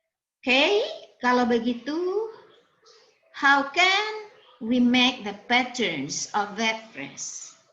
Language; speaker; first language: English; non-native, fluent; Indonesian